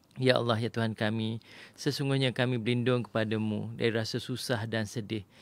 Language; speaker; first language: Malay; native; Malay